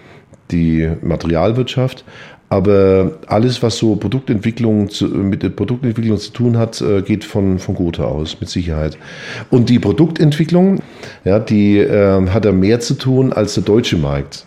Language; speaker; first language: German; native; German